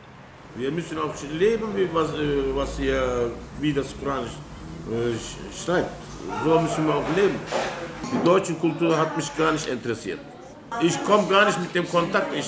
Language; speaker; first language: German; early bilingual, other home language; Turkish